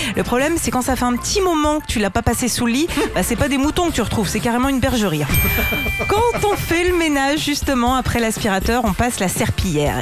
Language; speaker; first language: French; native; French